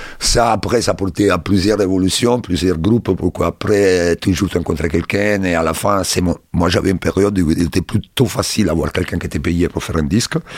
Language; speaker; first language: French; non-native, learner; Italian